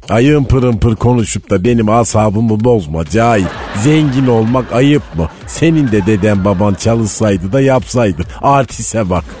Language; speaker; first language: Turkish; native; Turkish